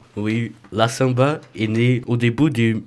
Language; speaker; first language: French; non-native, learner; Portuguese